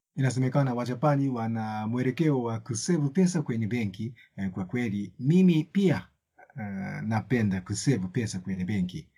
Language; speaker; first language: Swahili; non-native, fluent; Japanese